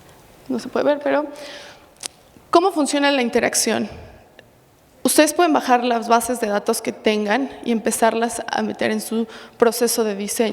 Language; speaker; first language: Spanish; native; Spanish